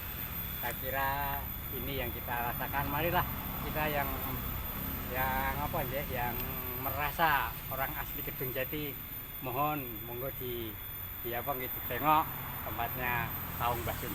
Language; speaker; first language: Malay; non-native, local second language; Javanese